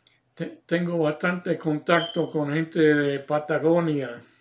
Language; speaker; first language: Spanish; non-native, fluent; English